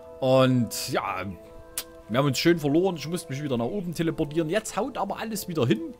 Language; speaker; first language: German; native; German